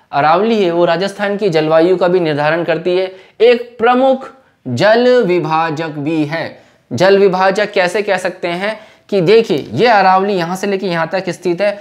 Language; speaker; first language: Hindi; native; Hindi